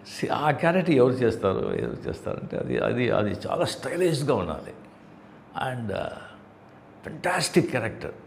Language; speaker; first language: Telugu; non-native, fluent; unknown